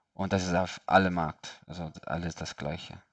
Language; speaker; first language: German; non-native, learner; English